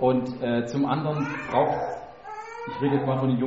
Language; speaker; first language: German; native; German